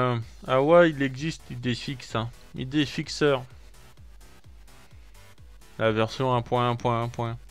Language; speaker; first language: French; native; French